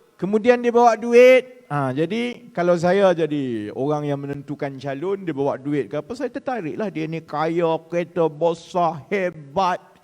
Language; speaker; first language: Malay; native; Malay